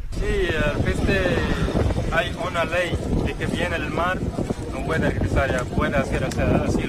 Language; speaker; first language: Spanish; non-native, learner; Arabic